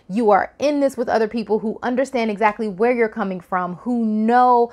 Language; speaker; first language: English; native; English